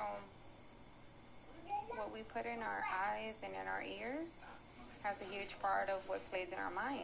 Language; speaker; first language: English; early bilingual, other home language; Spanish